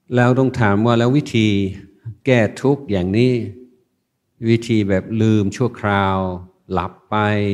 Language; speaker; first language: Thai; non-native, fluent; English